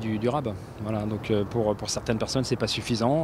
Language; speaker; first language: French; native; French